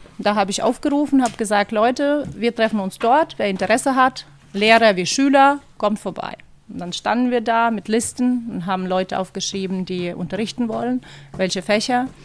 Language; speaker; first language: German; non-native, fluent; Ukrainian